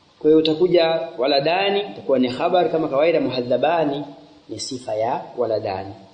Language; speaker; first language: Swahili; native; Swahili